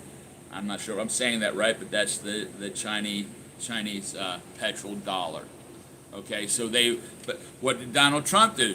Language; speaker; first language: English; native; English